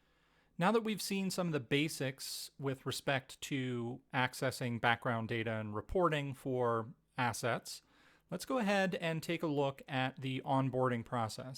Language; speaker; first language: English; native; English